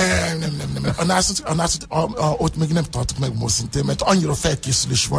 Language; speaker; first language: Hungarian; non-native, learner; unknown